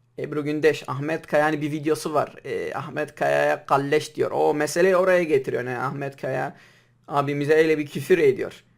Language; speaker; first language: Turkish; non-native, local second language; Kurdish